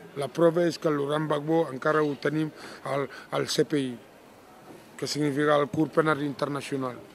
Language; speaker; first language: Catalan; non-native, fluent; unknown